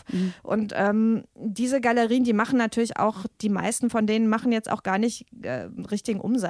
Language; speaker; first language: German; native; German